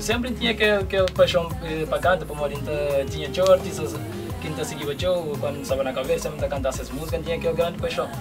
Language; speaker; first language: Portuguese; non-native, local second language; Kabuverdianu